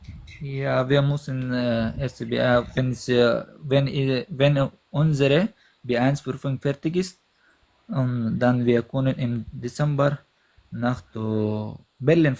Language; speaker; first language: German; non-native, learner; Pashto